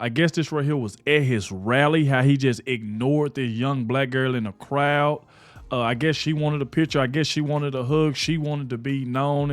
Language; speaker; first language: English; native; English